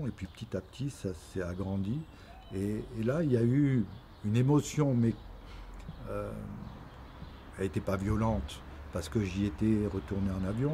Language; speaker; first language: French; native; French